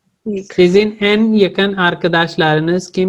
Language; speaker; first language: Turkish; non-native, learner; Urdu